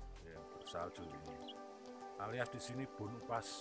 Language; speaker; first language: Indonesian; non-native, local second language; Javanese